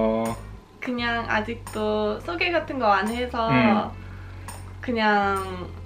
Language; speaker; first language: Korean; non-native, fluent; Swedish